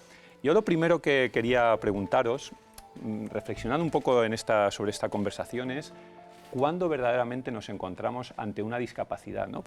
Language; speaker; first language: Spanish; native; Spanish